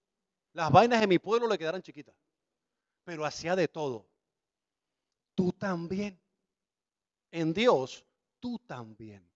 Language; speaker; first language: Spanish; native; Spanish